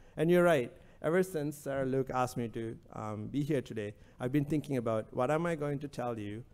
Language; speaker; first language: English; non-native, local second language; Sinhala